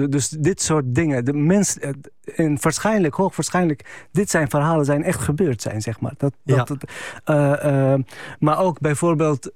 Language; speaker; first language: Dutch; non-native, fluent; Arabic